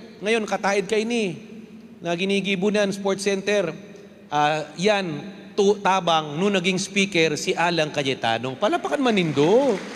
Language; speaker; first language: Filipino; non-native, local second language; Bikol